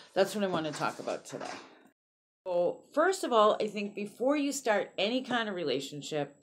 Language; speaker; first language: English; native; English